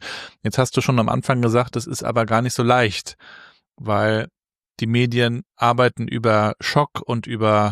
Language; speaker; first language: German; native; German